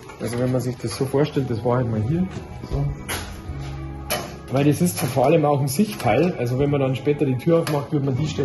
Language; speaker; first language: German; native; German